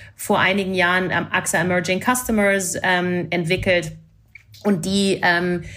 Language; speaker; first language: German; non-native, fluent; English